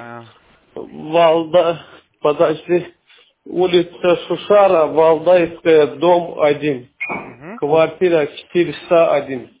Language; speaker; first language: Russian; non-native, learner; Azerbaijani